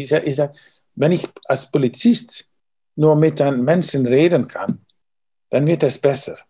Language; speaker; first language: German; non-native, learner; Dutch